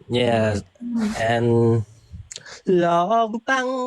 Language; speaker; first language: English; non-native, learner; Thai